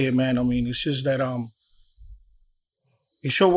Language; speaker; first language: English; early bilingual, other home language; Spanish